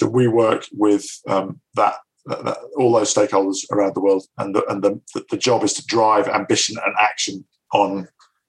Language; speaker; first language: English; native; English